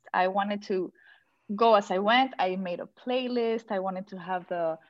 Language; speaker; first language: English; non-native, fluent; Spanish